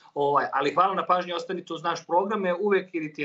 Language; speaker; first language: Serbian; native; Serbian